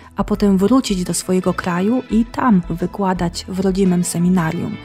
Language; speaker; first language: Polish; native; Polish